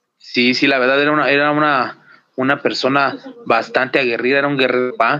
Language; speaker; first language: Spanish; native; Spanish